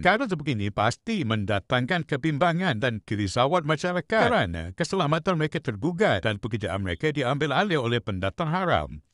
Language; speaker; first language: Malay; native; Malay